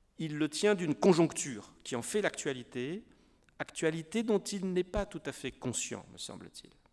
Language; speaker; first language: French; native; French